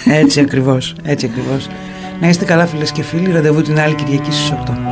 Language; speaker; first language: Greek; native; Greek